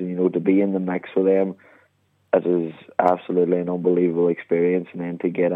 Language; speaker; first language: English; native; English